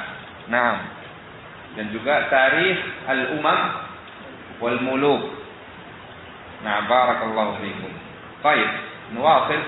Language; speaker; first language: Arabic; non-native, fluent; Indonesian